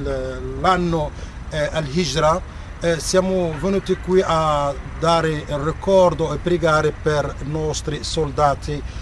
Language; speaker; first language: Italian; non-native, fluent; Arabic